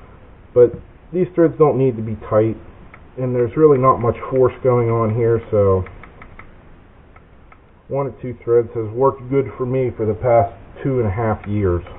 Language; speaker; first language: English; native; English